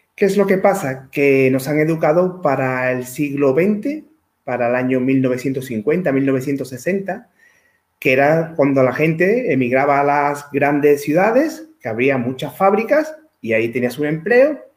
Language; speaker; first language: Spanish; native; Spanish